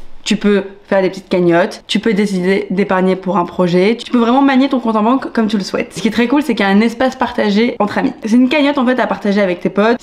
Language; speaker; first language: French; native; French